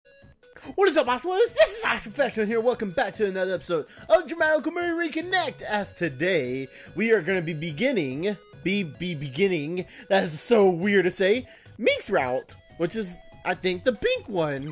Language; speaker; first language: English; native; English